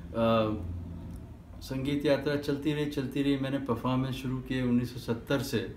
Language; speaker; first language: Hindi; native; Hindi